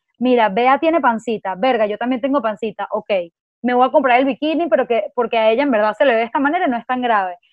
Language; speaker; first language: Spanish; native; Spanish